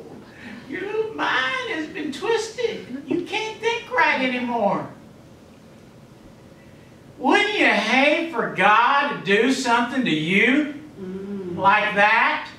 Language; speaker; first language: English; native; English